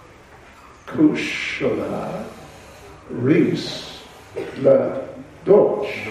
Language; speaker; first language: Russian; non-native, learner; English